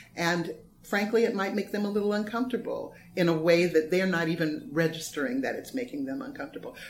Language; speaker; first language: English; native; English